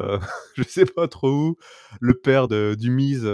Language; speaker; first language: French; native; French